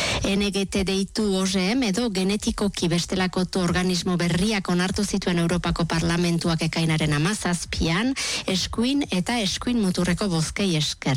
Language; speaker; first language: Basque; native; Basque